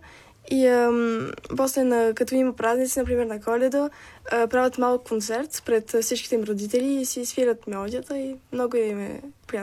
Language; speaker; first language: Bulgarian; early bilingual, heritage; French